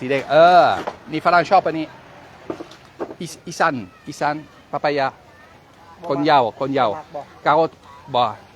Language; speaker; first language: Thai; non-native, learner; French